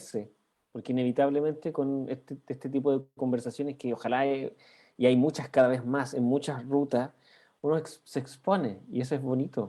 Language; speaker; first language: Spanish; native; Spanish